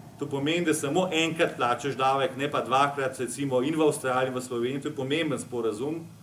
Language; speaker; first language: Slovenian; native; Slovenian